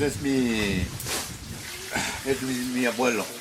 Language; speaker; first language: Spanish; non-native, local second language; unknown